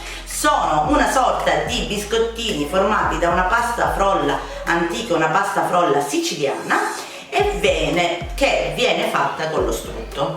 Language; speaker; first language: Italian; native; Italian